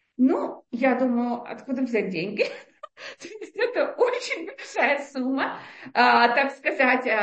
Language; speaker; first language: Russian; native; Russian